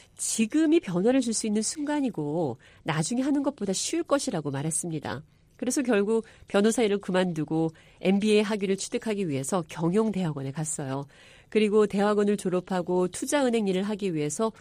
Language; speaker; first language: Korean; early bilingual, heritage; English